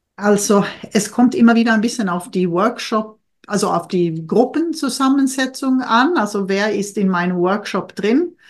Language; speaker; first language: German; non-native, fluent; Swedish